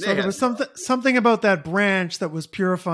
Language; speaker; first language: English; native; English